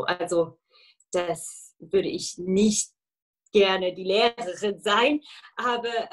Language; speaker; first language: German; non-native, fluent; English